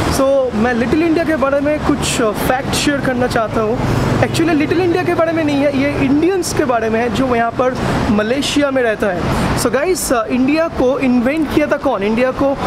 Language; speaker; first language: Hindi; non-native, local second language; Bangla